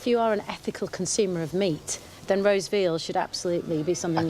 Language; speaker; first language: English; native; English